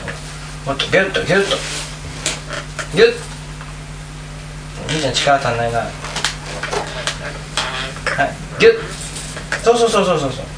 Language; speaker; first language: Japanese; native; Japanese